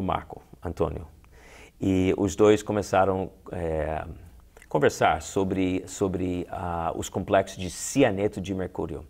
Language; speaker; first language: Portuguese; non-native, fluent; English